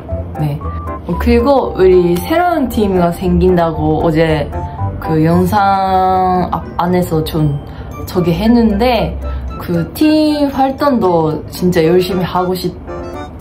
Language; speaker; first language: Korean; non-native, fluent; Japanese